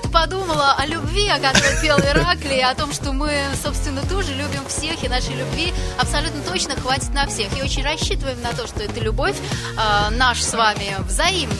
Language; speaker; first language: Russian; native; Russian